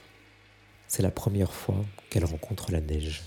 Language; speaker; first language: French; native; French